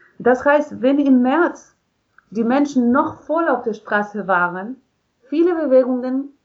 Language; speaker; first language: German; non-native, learner; Spanish